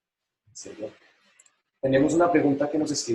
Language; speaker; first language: Spanish; native; Spanish